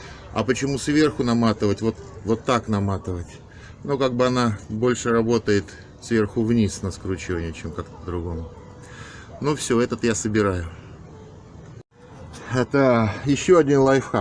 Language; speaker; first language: Russian; native; Russian